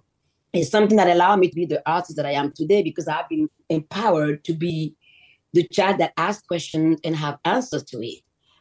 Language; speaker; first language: English; non-native, fluent; Yoruba